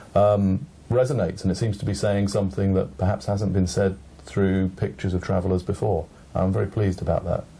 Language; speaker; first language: English; native; English